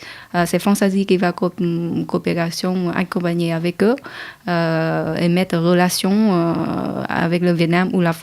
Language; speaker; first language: French; non-native, learner; Vietnamese